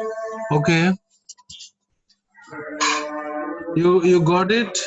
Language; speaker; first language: English; non-native, local second language; Bangla